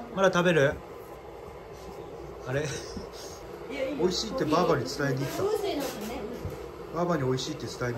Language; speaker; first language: Japanese; native; Japanese